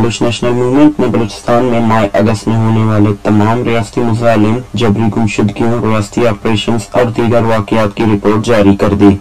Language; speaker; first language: Urdu; non-native, local second language; Baluchi